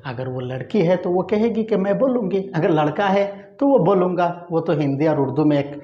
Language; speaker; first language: Hindi; non-native, local second language; Bangla